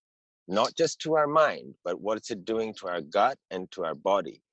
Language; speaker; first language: English; early bilingual, heritage; English